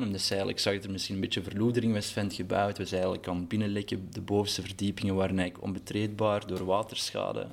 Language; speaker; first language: Dutch; native; Dutch